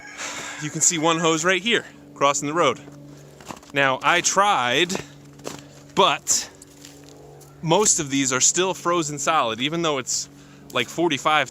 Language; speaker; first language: English; native; English